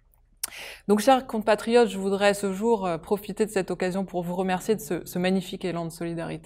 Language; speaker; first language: French; native; French